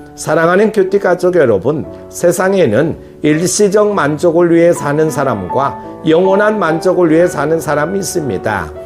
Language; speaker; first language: Korean; native; Korean